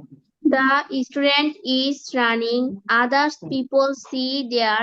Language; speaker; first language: English; non-native, learner; Bangla